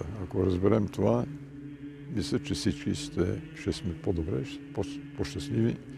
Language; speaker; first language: Bulgarian; early bilingual, heritage; Bulgarian